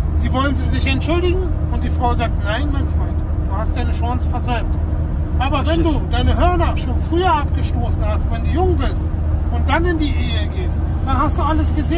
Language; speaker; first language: German; native; German